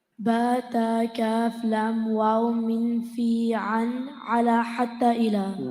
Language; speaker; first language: Arabic; non-native, learner; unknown